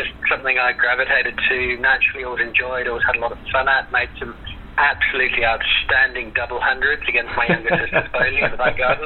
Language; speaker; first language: English; native; English